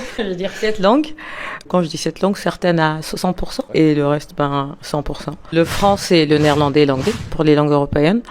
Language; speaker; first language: French; non-native, local second language; Lingala